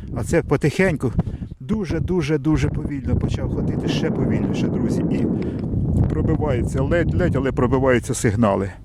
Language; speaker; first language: Ukrainian; non-native, local second language; Russian